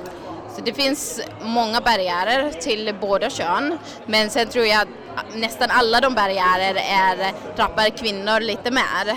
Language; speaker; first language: Swedish; non-native, fluent; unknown